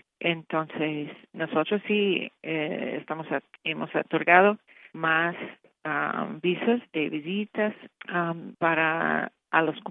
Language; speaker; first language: Spanish; non-native, fluent; English